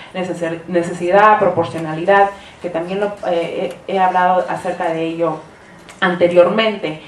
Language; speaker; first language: Spanish; early bilingual, heritage; Spanish